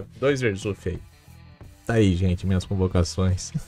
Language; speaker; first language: Portuguese; native; Portuguese